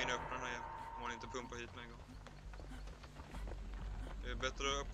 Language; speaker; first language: Swedish; native; Swedish